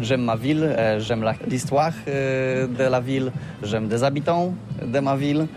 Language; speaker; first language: French; non-native, learner; Polish